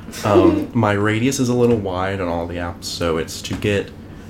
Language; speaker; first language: English; native; English